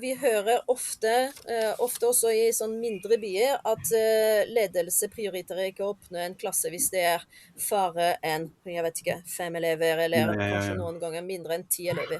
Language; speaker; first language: Norwegian; non-native, fluent; French